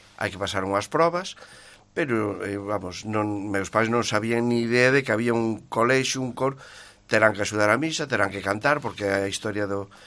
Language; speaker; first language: Galician; native; Galician